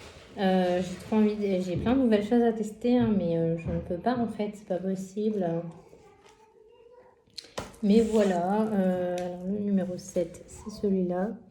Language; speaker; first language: French; native; French